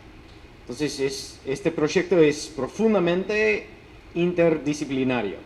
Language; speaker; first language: Spanish; non-native, fluent; English